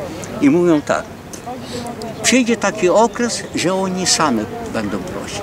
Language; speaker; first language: Polish; early bilingual, heritage; Polish